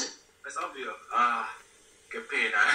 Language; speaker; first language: Spanish; non-native, fluent; English